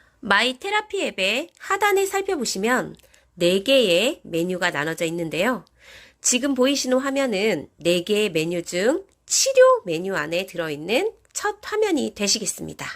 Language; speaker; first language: Korean; native; Korean